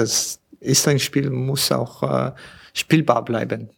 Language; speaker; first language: German; non-native, learner; French